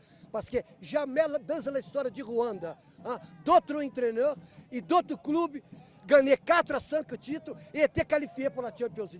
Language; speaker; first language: French; non-native, fluent; Portuguese